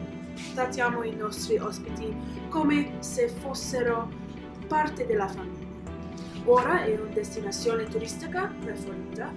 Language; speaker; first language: Italian; non-native, learner; English